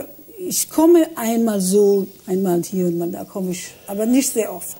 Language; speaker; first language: German; non-native, fluent; Hebrew